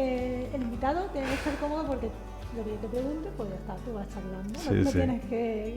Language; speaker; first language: Spanish; native; Spanish